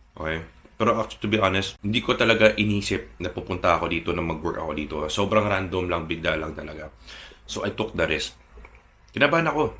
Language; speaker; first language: Filipino; native; Filipino